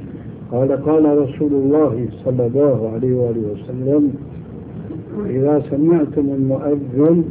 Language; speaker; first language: Arabic; early bilingual, other home language; Albanian